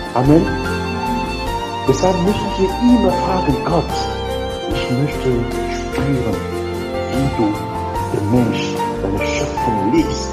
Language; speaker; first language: German; non-native, learner; French